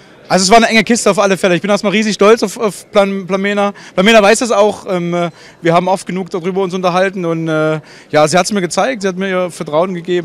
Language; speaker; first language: German; native; German